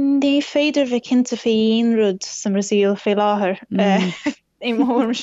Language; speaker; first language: Irish; non-native, fluent; Portuguese